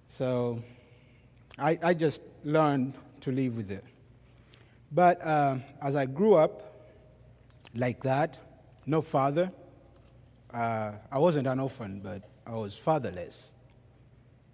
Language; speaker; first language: English; non-native, local second language; Ganda